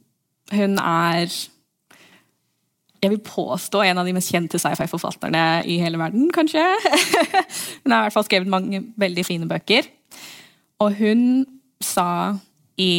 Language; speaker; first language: Norwegian; early bilingual, heritage; English